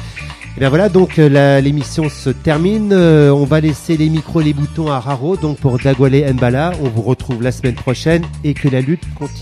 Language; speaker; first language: French; native; French